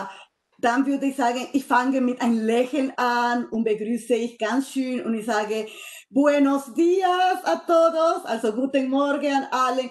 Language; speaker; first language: German; non-native, fluent; Spanish